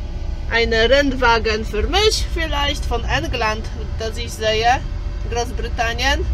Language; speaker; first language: German; non-native, learner; Polish